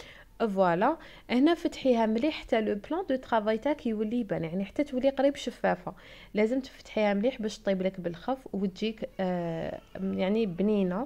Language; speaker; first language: Arabic; native; Arabic